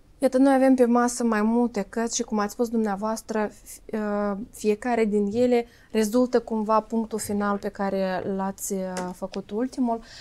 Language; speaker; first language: Romanian; native; Romanian